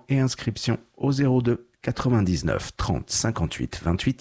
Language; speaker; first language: French; native; French